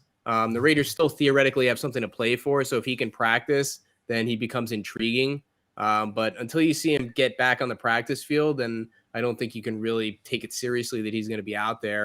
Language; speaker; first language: English; native; English